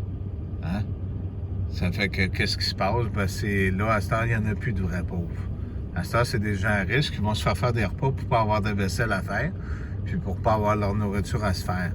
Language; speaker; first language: French; native; French